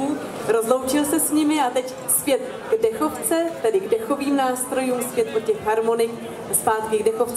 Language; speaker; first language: Czech; native; Czech